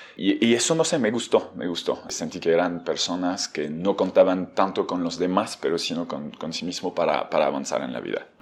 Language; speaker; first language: Spanish; non-native, fluent; French